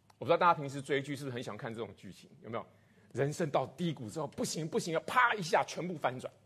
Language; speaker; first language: Chinese; native; Chinese